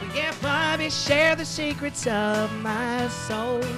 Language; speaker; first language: English; native; English